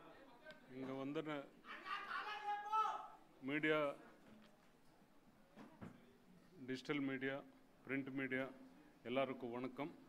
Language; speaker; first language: Tamil; non-native, learner; Telugu